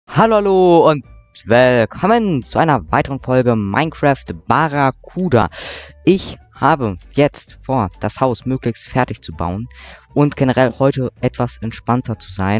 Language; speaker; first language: German; native; German